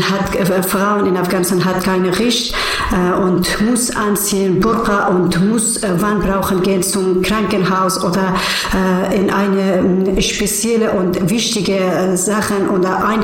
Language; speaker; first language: German; non-native, learner; Persian